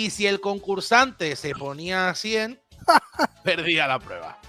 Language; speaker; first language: Spanish; native; Spanish